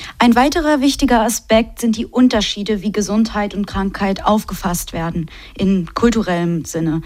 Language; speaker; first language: German; native; German